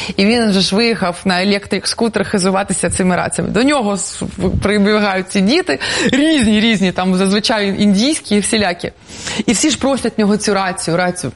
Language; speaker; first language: Ukrainian; non-native, local second language; Russian